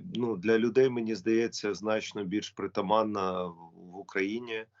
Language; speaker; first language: Ukrainian; non-native, local second language; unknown